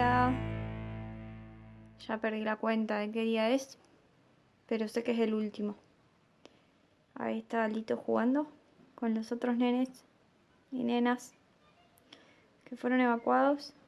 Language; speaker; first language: Spanish; native; Spanish